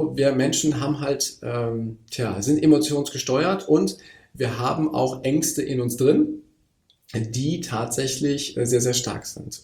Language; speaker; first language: German; native; German